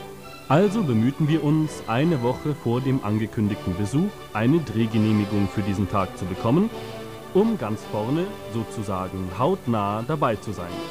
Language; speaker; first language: German; native; German